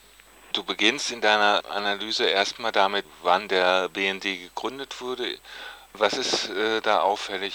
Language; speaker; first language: German; native; German